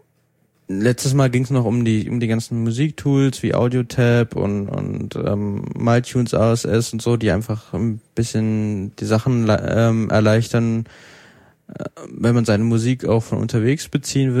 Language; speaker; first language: German; native; German